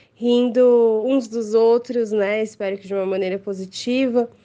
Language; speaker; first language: Portuguese; native; Portuguese